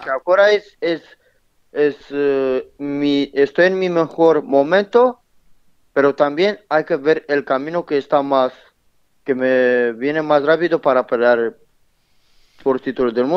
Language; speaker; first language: Spanish; non-native, learner; Romanian